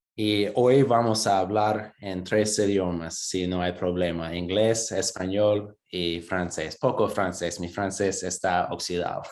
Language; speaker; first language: Spanish; non-native, fluent; English